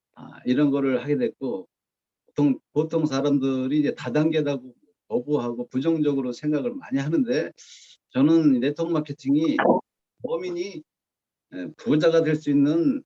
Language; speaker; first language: Korean; native; Korean